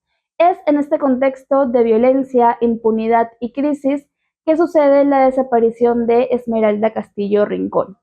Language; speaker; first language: Spanish; native; Spanish